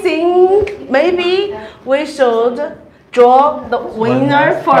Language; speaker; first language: English; non-native, learner; Chinese